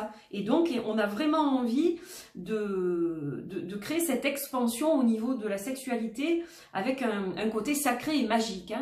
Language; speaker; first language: French; native; French